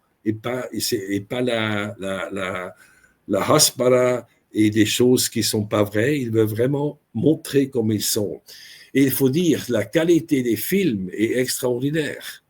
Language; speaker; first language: French; non-native, local second language; German